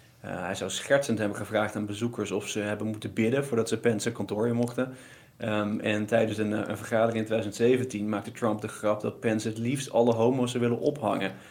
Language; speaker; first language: Dutch; native; Dutch